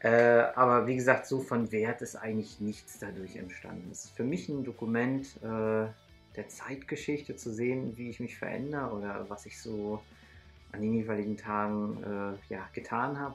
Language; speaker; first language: German; native; German